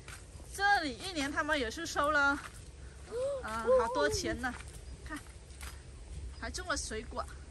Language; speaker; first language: Chinese; non-native, fluent; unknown